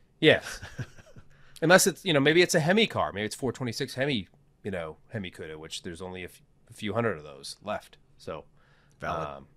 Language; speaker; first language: English; native; English